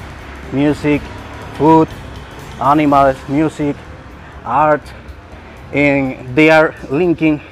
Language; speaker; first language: English; non-native, learner; Spanish